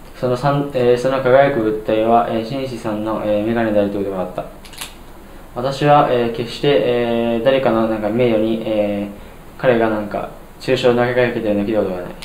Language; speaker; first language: Japanese; native; Japanese